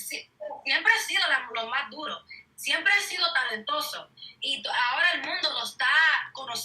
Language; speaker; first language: Spanish; early bilingual, heritage; Spanish